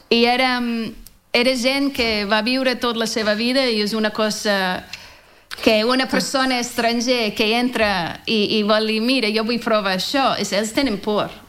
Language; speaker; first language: Catalan; non-native, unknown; English